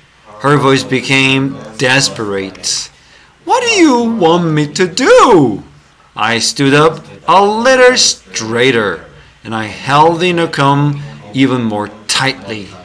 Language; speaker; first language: English; non-native, fluent; Korean